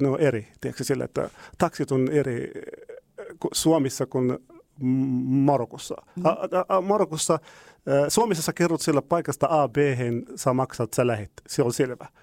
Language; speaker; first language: Finnish; non-native, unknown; Arabic